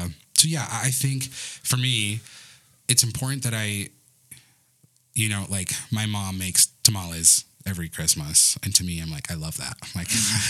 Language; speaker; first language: English; early bilingual, other home language; Spanish